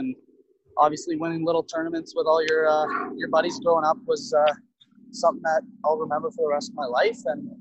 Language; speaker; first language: English; native; English